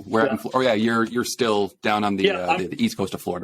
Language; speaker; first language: English; native; English